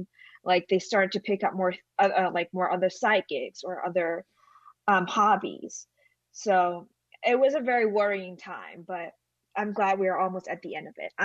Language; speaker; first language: English; non-native, fluent; Chinese